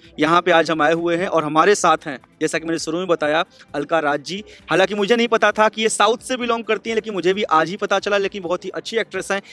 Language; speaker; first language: Hindi; native; Hindi